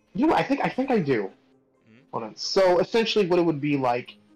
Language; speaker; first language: English; native; English